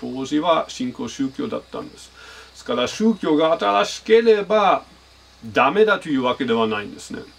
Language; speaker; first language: Japanese; non-native, fluent; German